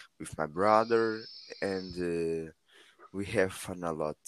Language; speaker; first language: English; non-native, learner; Portuguese